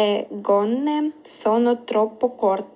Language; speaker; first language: Italian; non-native, learner; Ukrainian